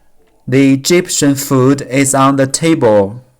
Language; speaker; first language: English; non-native, learner; Chinese